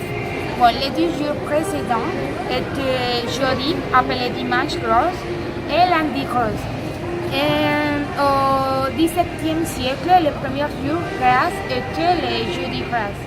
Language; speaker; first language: French; non-native, learner; Spanish